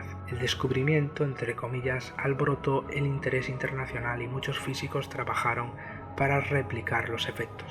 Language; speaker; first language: Spanish; native; Spanish